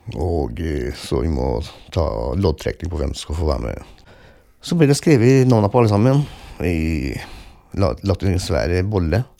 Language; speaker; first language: Norwegian; early bilingual, other home language; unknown